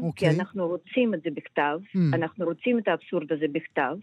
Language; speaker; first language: Hebrew; non-native, fluent; Russian